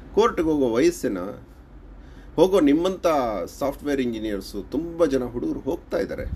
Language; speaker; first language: Kannada; native; Kannada